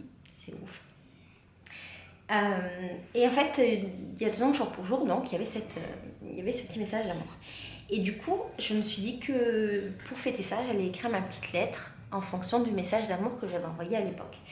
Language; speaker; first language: French; native; French